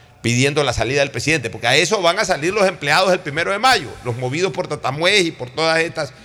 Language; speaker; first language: Spanish; native; Spanish